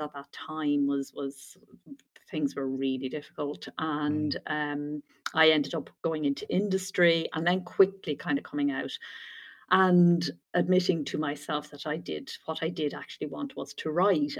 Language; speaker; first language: English; native; English